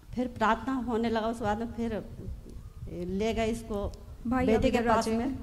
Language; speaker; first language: Hindi; native; Hindi